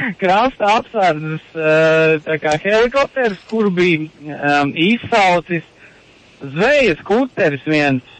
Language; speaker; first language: Latvian; native; Latvian